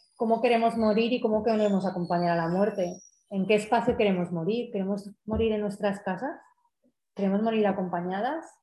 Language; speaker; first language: Spanish; native; Spanish